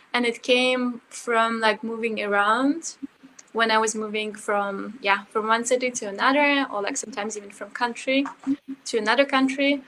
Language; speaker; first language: English; early bilingual, other home language; Ukrainian